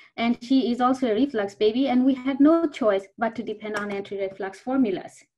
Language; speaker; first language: English; non-native, local second language; Bangla